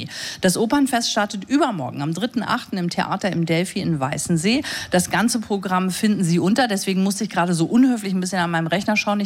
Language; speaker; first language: German; native; German